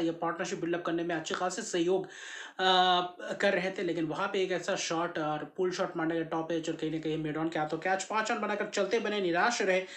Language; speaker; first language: Hindi; native; Hindi